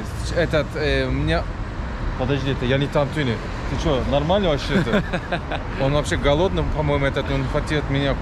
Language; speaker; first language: Russian; non-native, learner; Turkish